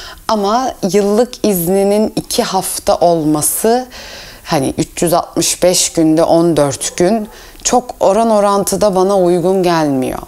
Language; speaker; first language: Turkish; early bilingual, heritage; Turkish